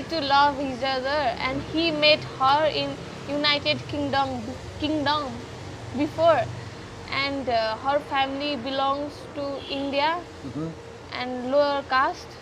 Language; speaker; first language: English; non-native, learner; Nepali